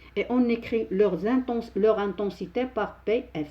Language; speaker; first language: French; non-native, local second language; Arabic